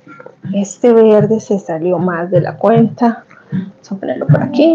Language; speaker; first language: Spanish; native; Spanish